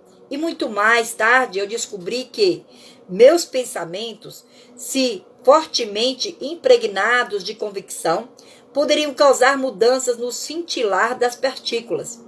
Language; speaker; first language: Portuguese; native; Portuguese